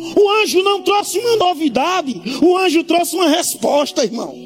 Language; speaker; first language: Portuguese; native; Portuguese